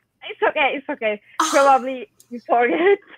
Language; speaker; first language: English; non-native, learner; Turkish